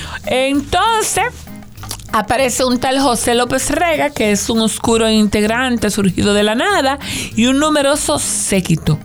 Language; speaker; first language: Spanish; native; Spanish